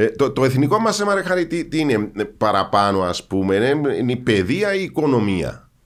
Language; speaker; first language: Greek; native; Greek